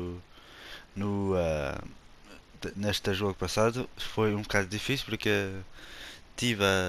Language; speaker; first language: Portuguese; non-native, learner; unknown